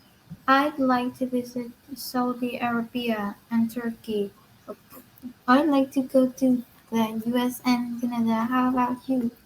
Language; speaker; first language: English; non-native, learner; Vietnamese